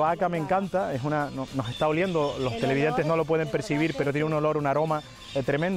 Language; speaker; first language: Spanish; native; Spanish